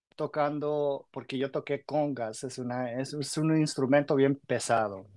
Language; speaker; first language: Spanish; early bilingual, other home language; English